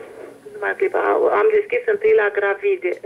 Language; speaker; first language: Romanian; native; Romanian